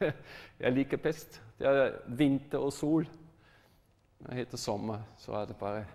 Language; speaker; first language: Norwegian; non-native, fluent; German